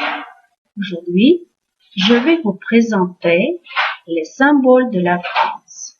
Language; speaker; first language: French; non-native, fluent; Uzbek